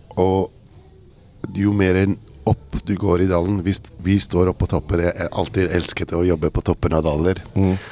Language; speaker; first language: Norwegian; early bilingual, heritage; Italian